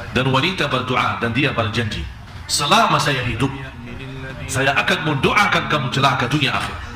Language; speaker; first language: Malay; non-native, fluent; Arabic